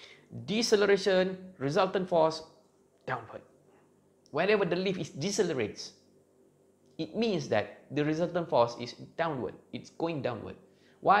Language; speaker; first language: English; non-native, local second language; Malay